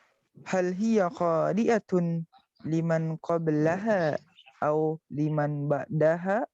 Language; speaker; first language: Arabic; non-native, learner; Indonesian